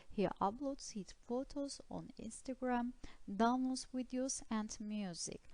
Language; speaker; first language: English; non-native, fluent; Turkish